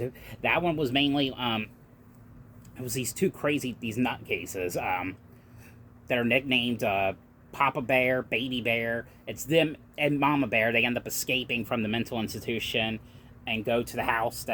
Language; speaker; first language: English; native; English